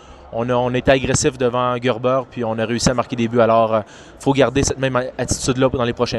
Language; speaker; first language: French; native; French